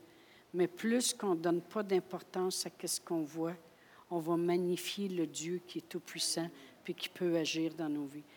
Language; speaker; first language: French; native; French